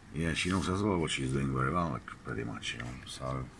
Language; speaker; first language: English; non-native, fluent; Czech